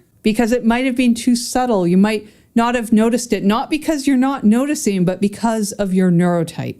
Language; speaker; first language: English; native; English